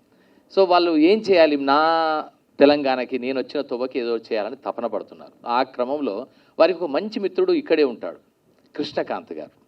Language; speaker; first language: Telugu; native; Telugu